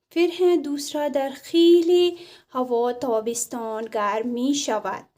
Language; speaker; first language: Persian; non-native, fluent; Urdu